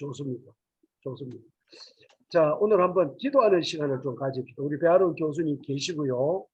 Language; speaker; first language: Korean; native; Korean